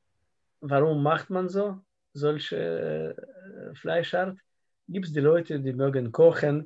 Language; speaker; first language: German; non-native, fluent; Russian